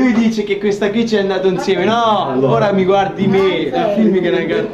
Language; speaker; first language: Italian; native; Italian